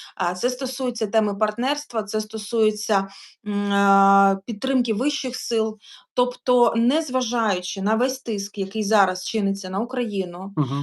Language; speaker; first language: Ukrainian; native; Ukrainian